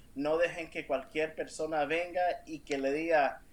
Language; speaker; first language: Spanish; early bilingual, heritage; Spanish